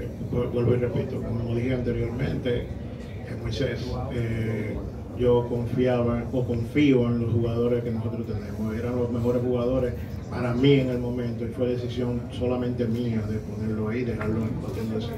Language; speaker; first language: Spanish; native; Spanish